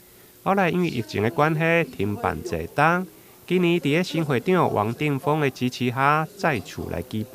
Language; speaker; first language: Chinese; native; Chinese